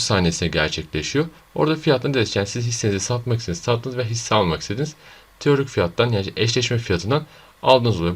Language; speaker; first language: Turkish; native; Turkish